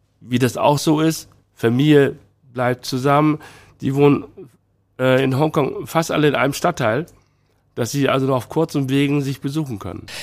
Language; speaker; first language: German; early bilingual, other home language; Chinese